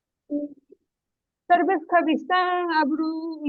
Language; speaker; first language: Spanish; non-native, learner; Japanese